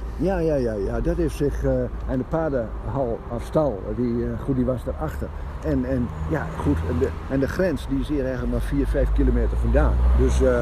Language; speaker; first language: Dutch; native; Dutch